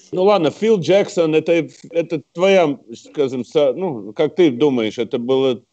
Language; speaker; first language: Russian; non-native, local second language; Latvian